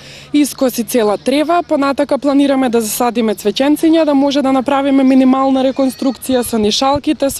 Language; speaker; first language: Macedonian; native; Macedonian